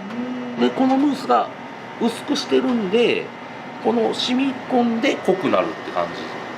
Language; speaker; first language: Japanese; native; Japanese